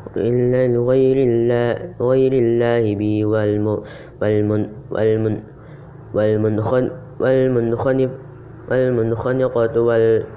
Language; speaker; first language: Arabic; non-native, learner; Indonesian